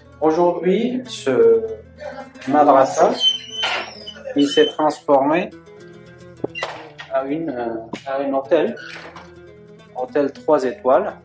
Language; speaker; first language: French; non-native, fluent; Uzbek